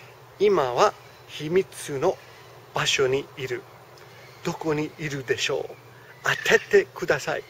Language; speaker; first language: Japanese; non-native, fluent; English